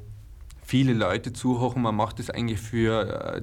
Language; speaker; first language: German; native; German